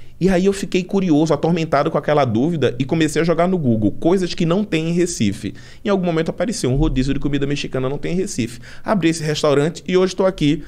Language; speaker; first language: Portuguese; native; Portuguese